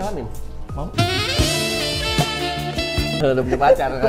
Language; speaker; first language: Indonesian; native; Indonesian